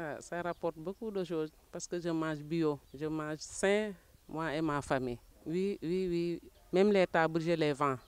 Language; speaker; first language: French; non-native, local second language; Wolof